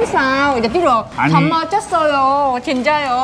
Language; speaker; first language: Korean; non-native, learner; Vietnamese